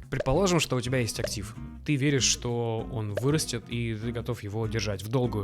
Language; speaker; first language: Russian; native; Russian